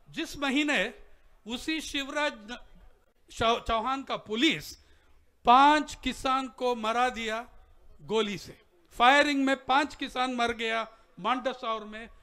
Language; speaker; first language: Hindi; non-native, local second language; Telugu